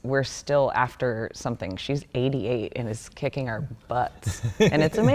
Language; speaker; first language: English; native; English